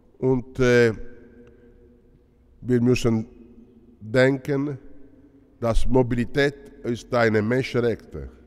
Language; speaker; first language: German; non-native, fluent; Italian